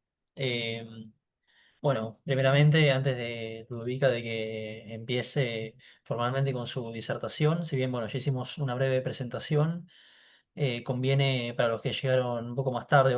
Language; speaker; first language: Spanish; native; Spanish